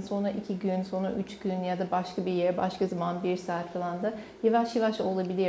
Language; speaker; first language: Turkish; non-native, learner; English